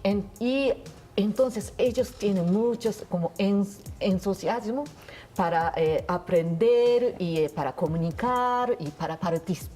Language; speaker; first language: Spanish; non-native, learner; Japanese